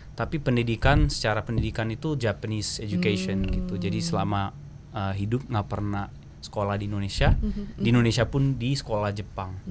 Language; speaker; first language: Indonesian; early bilingual, heritage; Japanese